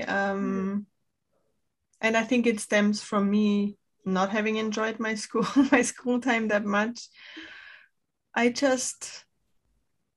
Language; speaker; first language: English; non-native, fluent; German